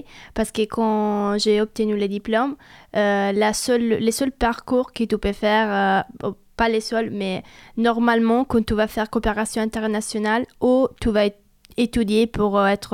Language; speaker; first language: French; non-native, fluent; Italian